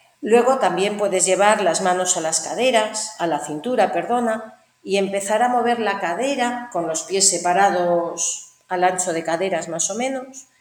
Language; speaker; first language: Spanish; native; Spanish